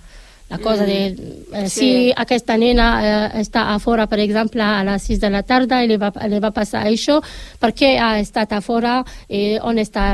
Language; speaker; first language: Catalan; non-native, learner; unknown